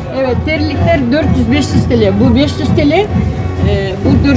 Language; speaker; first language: Turkish; non-native, local second language; Kyrgyz